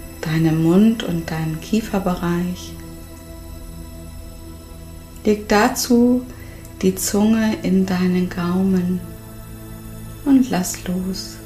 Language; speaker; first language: German; native; German